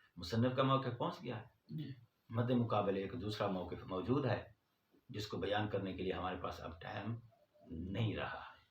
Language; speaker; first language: Urdu; non-native, local second language; Punjabi